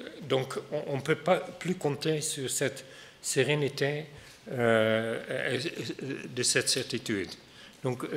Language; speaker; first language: French; non-native, fluent; Dutch